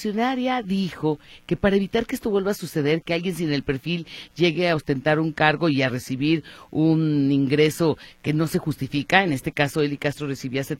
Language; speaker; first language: Spanish; native; Spanish